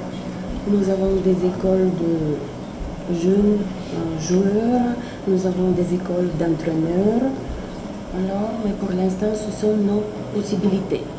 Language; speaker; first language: French; non-native, fluent; Bulgarian